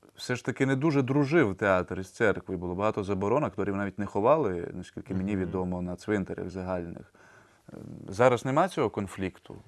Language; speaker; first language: Ukrainian; native; Ukrainian